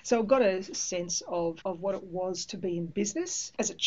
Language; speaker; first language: English; early bilingual, other home language; Greek